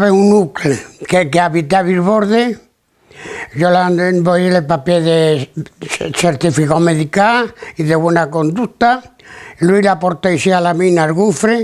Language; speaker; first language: French; non-native, learner; Spanish